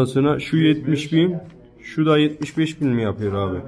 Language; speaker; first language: Turkish; native; Turkish